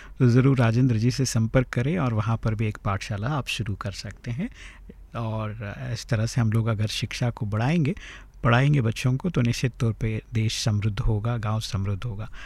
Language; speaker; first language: Hindi; native; Hindi